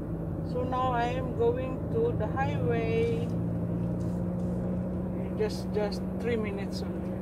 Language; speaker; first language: English; non-native, local second language; Filipino